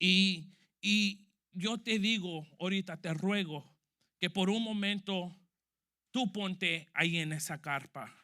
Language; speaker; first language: Spanish; early bilingual, heritage; Spanish